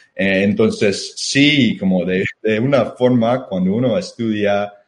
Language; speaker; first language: Spanish; non-native, fluent; English